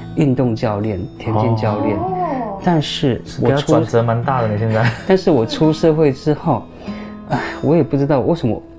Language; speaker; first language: Chinese; non-native, local second language; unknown